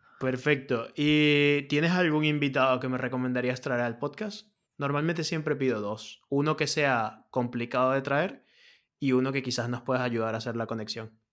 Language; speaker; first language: Spanish; native; Spanish